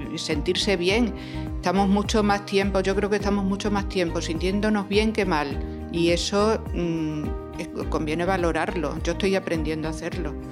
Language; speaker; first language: Spanish; native; Spanish